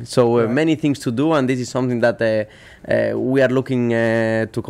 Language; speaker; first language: English; non-native, fluent; Spanish